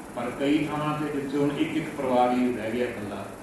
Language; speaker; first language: Punjabi; early bilingual, heritage; Punjabi